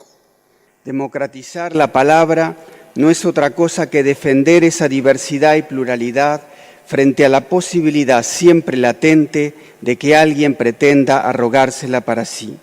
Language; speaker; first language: Spanish; native; Spanish